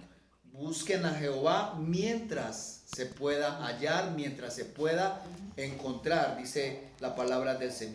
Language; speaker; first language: Spanish; native; Spanish